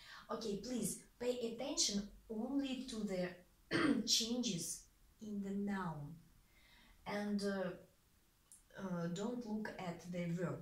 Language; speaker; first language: English; non-native, fluent; Russian